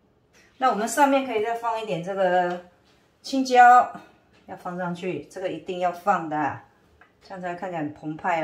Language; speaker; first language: Chinese; native; Chinese